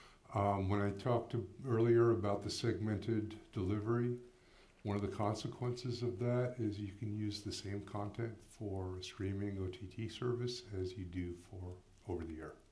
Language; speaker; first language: English; native; English